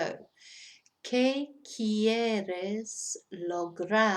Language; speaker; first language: Spanish; non-native, fluent; English